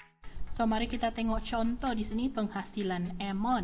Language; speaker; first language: Malay; native; Malay